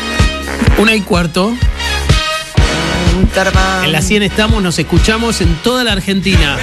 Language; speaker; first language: Spanish; native; Spanish